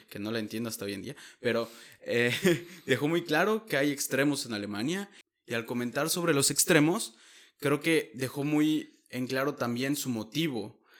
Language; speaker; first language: Spanish; native; Spanish